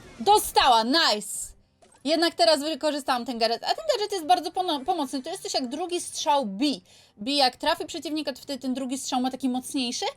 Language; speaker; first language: Polish; native; Polish